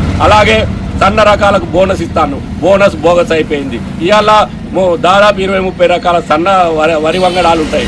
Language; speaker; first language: Telugu; native; Telugu